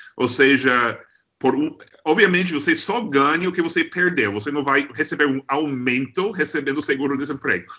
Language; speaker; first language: Portuguese; non-native, fluent; English